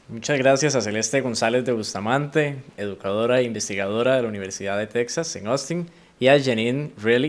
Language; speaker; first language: Spanish; native; Spanish